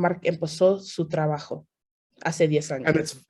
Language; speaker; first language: Spanish; early bilingual, heritage; Spanish